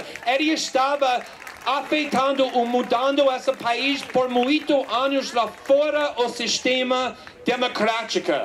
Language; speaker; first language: Portuguese; non-native, fluent; English